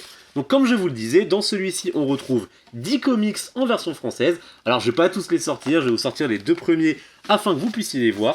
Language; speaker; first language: French; native; French